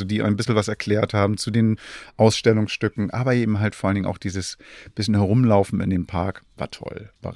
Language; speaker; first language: German; native; German